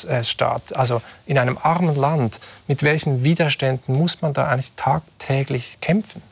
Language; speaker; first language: German; native; German